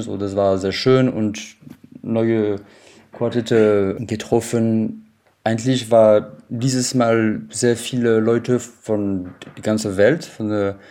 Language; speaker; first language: German; non-native, fluent; French